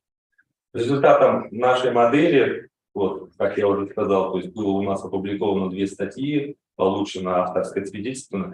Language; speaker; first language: Russian; native; Russian